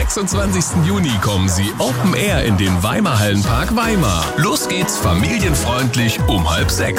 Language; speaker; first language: German; native; German